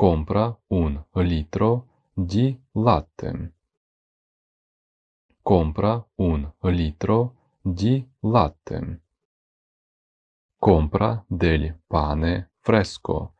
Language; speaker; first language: Italian; non-native, fluent; Ukrainian